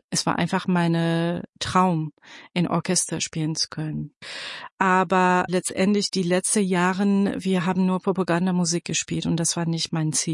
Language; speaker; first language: German; non-native, fluent; Persian